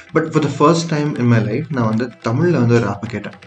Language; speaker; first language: Tamil; early bilingual, other home language; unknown